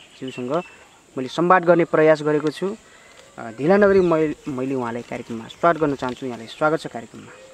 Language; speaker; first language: Nepali; native; Nepali